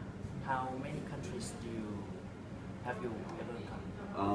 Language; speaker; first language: English; non-native, learner; Thai